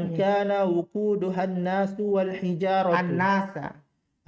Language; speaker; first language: Arabic; non-native, learner; Indonesian